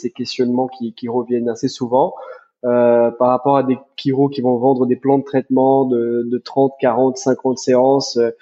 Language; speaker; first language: French; non-native, fluent; Portuguese